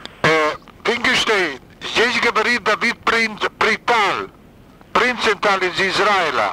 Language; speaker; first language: Russian; non-native, fluent; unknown